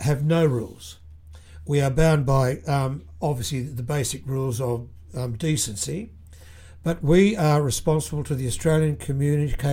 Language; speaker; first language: English; native; English